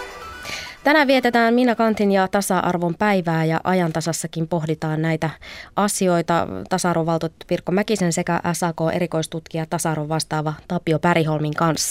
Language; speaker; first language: Finnish; native; Finnish